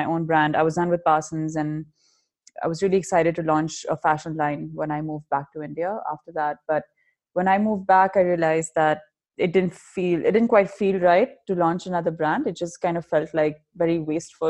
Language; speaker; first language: English; non-native, local second language; Hindi